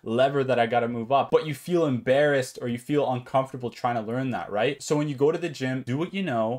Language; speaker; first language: English; native; English